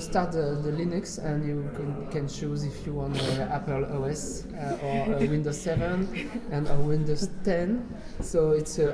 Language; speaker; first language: English; non-native, learner; French